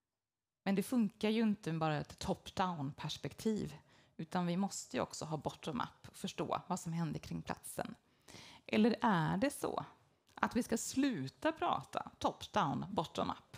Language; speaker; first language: Swedish; native; Swedish